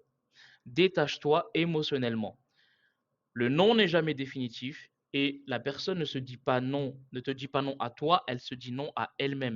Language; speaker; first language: French; native; French